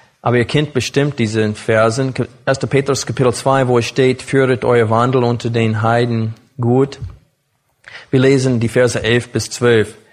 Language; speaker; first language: German; non-native, fluent; English